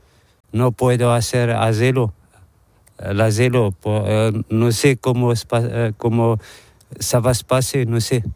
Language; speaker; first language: Spanish; non-native, learner; Arabic